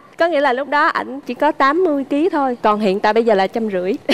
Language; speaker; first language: Vietnamese; native; Vietnamese